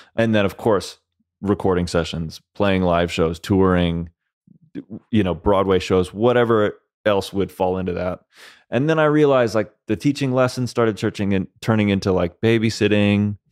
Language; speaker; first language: English; early bilingual, other home language; Swedish